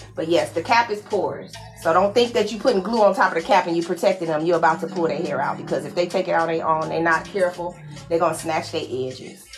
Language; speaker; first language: English; native; English